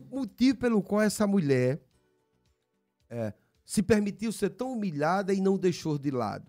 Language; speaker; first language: Portuguese; native; Portuguese